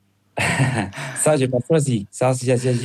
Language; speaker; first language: French; non-native, fluent; Spanish